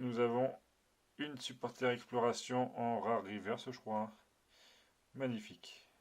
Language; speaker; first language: French; native; French